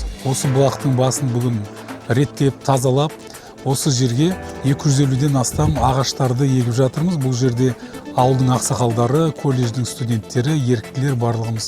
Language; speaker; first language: Kazakh; native; Kazakh